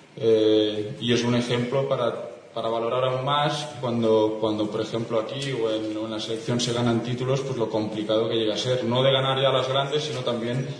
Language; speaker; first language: Spanish; non-native, local second language; Catalan